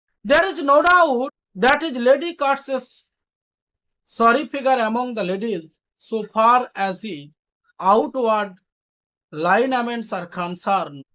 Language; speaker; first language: English; non-native, local second language; Bangla